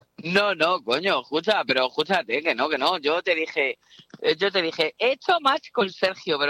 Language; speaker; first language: Spanish; native; Spanish